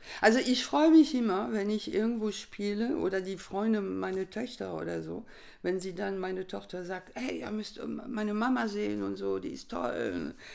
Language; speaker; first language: German; non-native, fluent; French